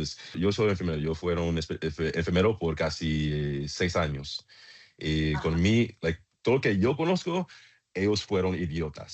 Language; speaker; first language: Spanish; non-native, learner; English